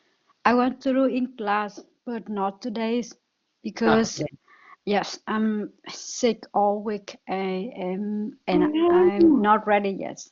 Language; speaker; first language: English; non-native, learner; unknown